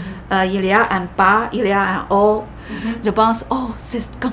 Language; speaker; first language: French; non-native, learner; Chinese